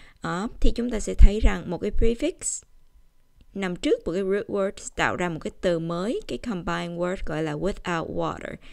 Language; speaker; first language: Vietnamese; early bilingual, heritage; Vietnamese